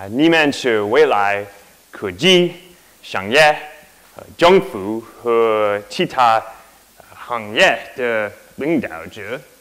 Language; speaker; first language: Chinese; non-native, learner; English